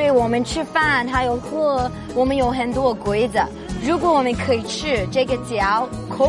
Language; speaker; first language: Chinese; non-native, learner; Hebrew